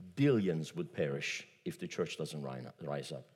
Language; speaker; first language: English; non-native, fluent; Turkish